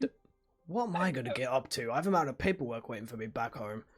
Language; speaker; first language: English; native; English